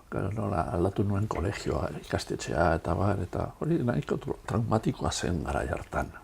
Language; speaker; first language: Basque; non-native, local second language; Spanish